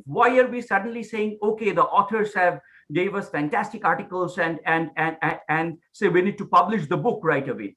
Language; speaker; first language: English; non-native, local second language; Bangla